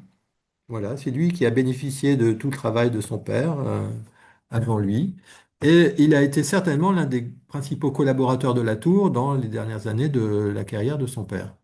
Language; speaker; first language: French; native; French